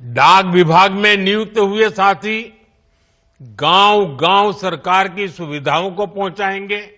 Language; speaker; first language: Hindi; non-native, local second language; Gujarati